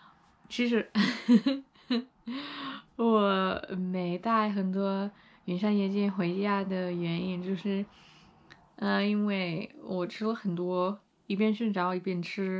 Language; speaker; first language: Chinese; non-native, fluent; English